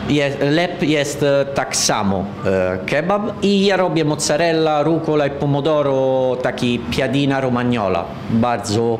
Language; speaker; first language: Polish; non-native, learner; Italian